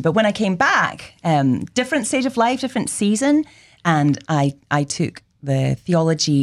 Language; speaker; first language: English; native; English